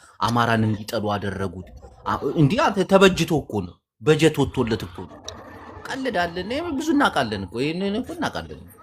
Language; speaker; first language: Amharic; non-native, local second language; Tigrinya